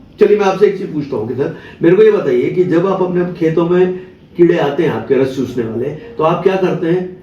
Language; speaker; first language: Hindi; non-native, local second language; Marathi